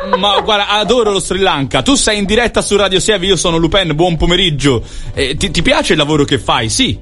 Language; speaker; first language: Italian; native; Italian